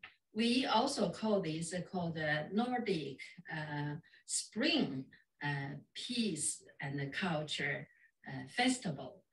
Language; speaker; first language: English; non-native, fluent; Chinese